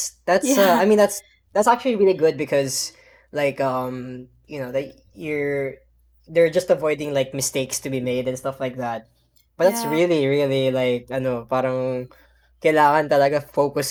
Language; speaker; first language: English; non-native, local second language; Filipino